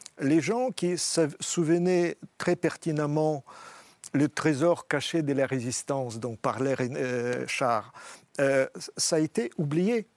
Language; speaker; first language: French; non-native, fluent; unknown